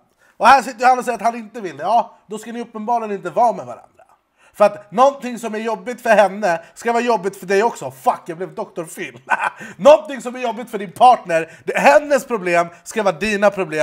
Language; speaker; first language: Swedish; native; Swedish